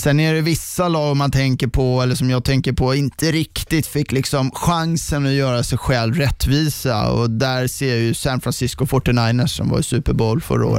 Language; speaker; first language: Swedish; native; Swedish